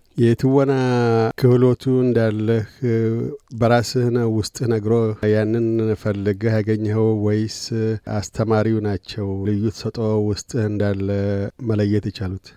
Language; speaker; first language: Amharic; native; Amharic